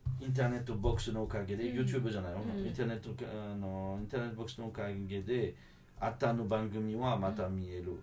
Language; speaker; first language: Japanese; non-native, fluent; French